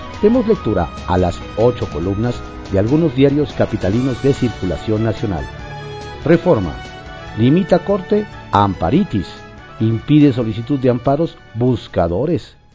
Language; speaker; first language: Spanish; native; Spanish